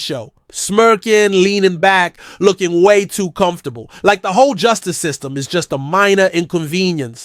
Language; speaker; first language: English; native; English